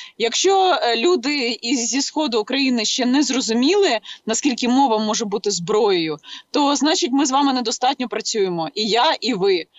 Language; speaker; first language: Ukrainian; native; Ukrainian